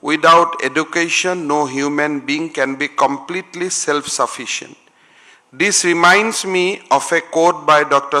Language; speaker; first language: English; non-native, local second language; Assamese